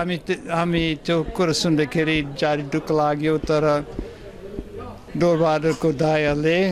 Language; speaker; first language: Nepali; non-native, fluent; German